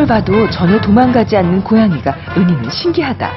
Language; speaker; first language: Korean; native; Korean